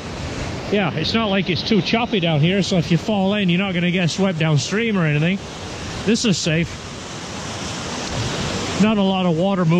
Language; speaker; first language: English; native; English